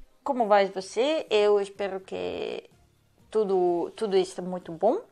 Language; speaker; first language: Portuguese; non-native, learner; Serbian